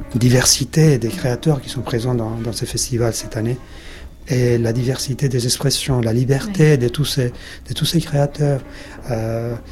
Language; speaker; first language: French; non-native, fluent; Spanish